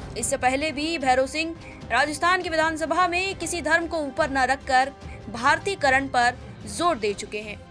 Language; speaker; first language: Hindi; native; Hindi